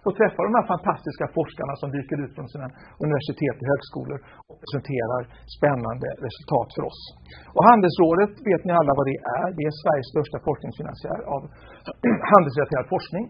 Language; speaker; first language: Swedish; native; Swedish